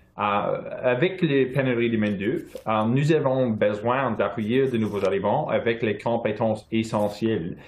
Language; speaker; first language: French; non-native, local second language; English